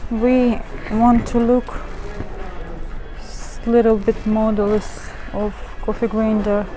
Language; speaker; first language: English; non-native, learner; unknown